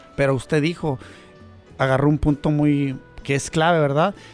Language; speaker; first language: Spanish; native; Spanish